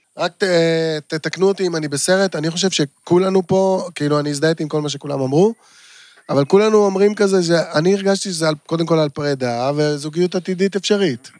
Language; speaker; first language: Hebrew; native; Hebrew